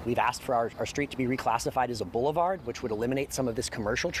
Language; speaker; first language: English; native; English